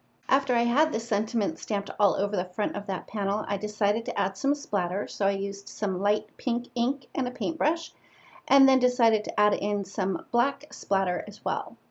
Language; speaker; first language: English; native; English